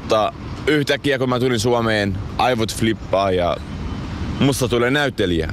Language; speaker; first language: Finnish; non-native, fluent; Arabic